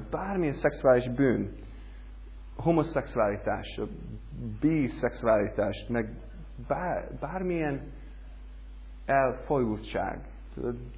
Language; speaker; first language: Hungarian; non-native, learner; English